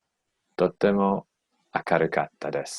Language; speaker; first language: Japanese; non-native, learner; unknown